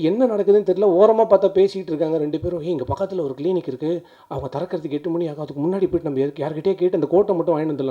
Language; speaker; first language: Tamil; native; Tamil